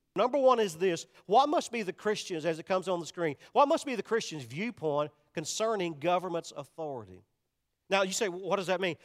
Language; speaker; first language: English; native; English